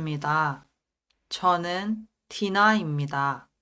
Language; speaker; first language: Korean; non-native, learner; Indonesian